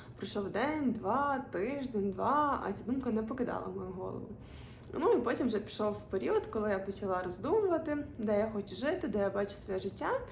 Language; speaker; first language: Ukrainian; non-native, local second language; Russian